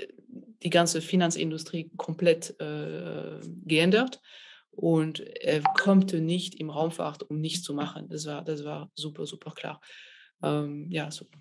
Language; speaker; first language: German; non-native, fluent; French